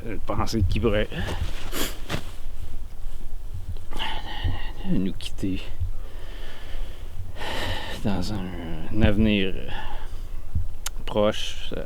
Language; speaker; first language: French; native; French